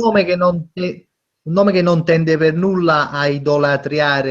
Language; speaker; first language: Italian; native; Italian